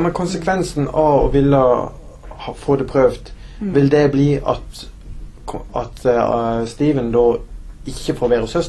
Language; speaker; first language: Norwegian; native; Norwegian